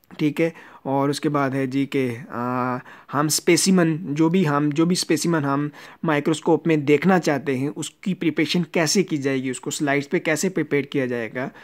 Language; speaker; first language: Urdu; non-native, local second language; Punjabi